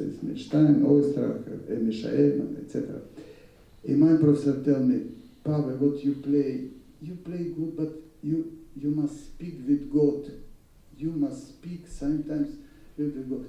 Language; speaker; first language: English; non-native, learner; Russian